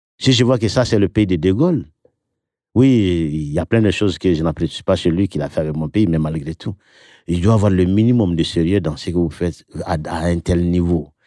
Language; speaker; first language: French; non-native, local second language; Bambara